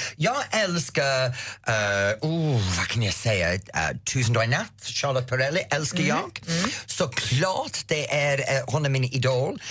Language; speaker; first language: Swedish; non-native, fluent; English